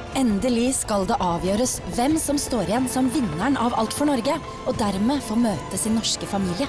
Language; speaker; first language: Norwegian; native; Norwegian